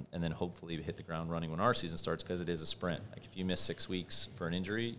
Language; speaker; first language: English; native; English